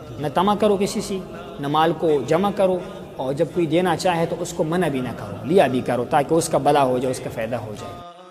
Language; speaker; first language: Urdu; non-native, local second language; Pashto